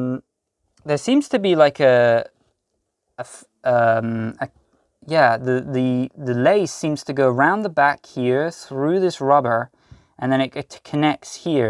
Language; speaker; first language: English; native; English